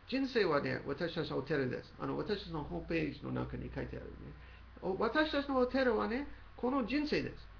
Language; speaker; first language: Japanese; non-native, learner; English